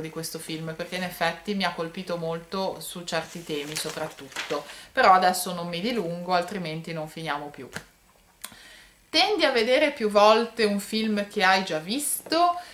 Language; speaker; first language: Italian; native; Italian